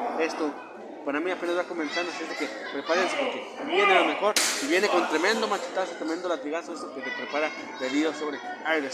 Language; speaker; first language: Spanish; native; Spanish